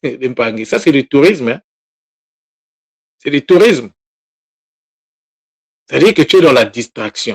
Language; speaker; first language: French; non-native, local second language; Kongo